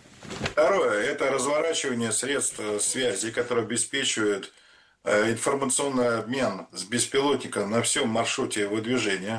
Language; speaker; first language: Russian; native; Russian